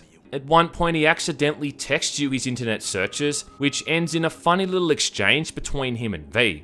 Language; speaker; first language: English; native; English